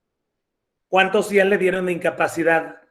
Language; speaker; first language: Spanish; native; Spanish